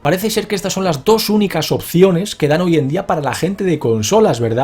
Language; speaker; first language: Spanish; native; Spanish